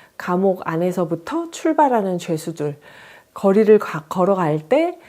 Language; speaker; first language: Korean; native; Korean